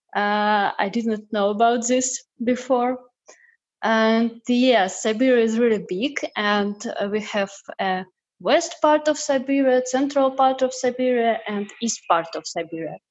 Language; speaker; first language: English; non-native, learner; Russian